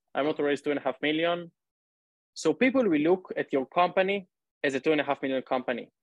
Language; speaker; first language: English; non-native, fluent; Hebrew